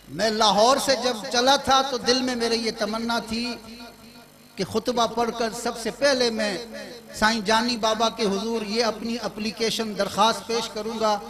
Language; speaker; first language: Urdu; non-native, local second language; Sindhi